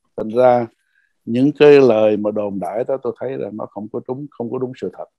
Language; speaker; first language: Vietnamese; native; Vietnamese